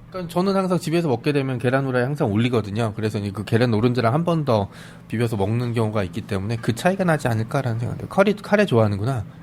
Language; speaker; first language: Korean; native; Korean